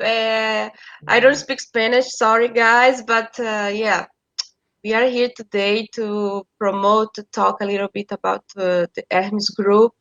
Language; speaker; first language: English; non-native, fluent; Portuguese